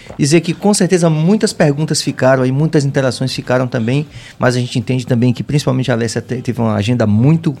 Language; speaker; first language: Portuguese; native; Portuguese